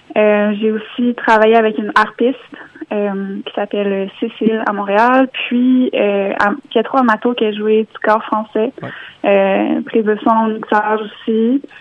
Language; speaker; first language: French; native; French